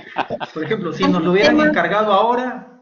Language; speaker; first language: Spanish; native; Spanish